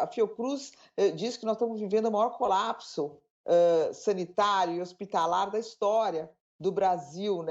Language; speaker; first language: Portuguese; native; Portuguese